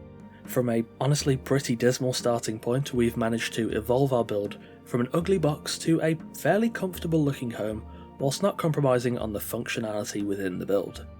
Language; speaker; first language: English; native; English